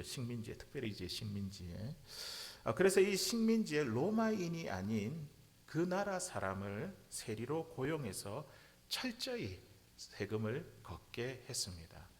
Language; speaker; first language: Korean; native; Korean